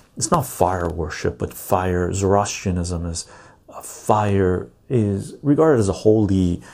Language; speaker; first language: English; early bilingual, other home language; Persian